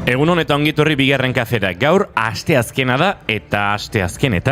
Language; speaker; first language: Basque; native; Basque